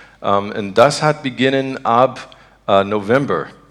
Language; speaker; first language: German; non-native, learner; English